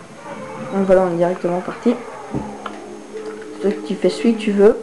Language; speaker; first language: French; native; French